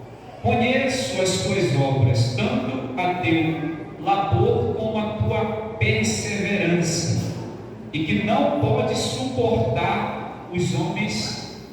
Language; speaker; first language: Portuguese; native; Portuguese